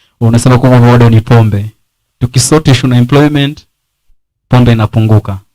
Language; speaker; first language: Swahili; non-native, local second language; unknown